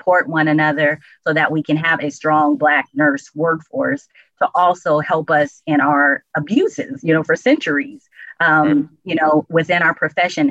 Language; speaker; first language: English; native; English